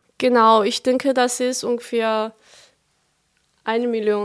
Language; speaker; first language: German; non-native, fluent; Chinese